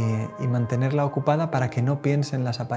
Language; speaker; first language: Spanish; native; Spanish